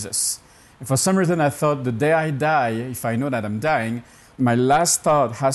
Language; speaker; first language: English; non-native, fluent; French